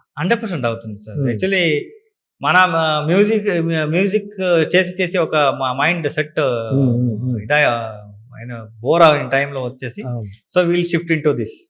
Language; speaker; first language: Telugu; non-native, learner; Kannada